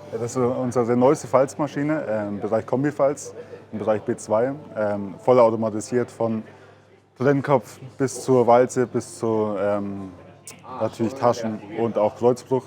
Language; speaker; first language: German; native; German